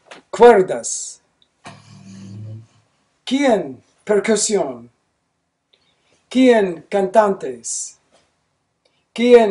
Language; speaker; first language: Spanish; non-native, learner; English